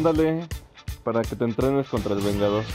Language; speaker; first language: Spanish; native; Spanish